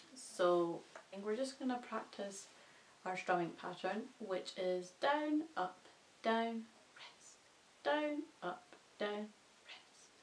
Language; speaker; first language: English; native; English